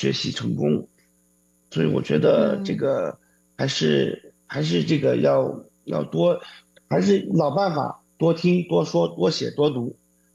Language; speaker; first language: Chinese; native; Chinese